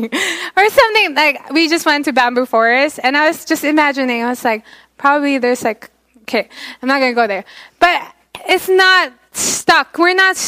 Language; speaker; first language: English; non-native, local second language; Filipino